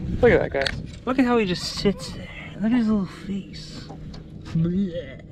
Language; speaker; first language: English; native; English